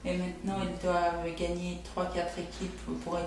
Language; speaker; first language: French; non-native, fluent; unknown